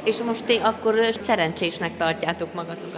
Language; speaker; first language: Hungarian; native; Hungarian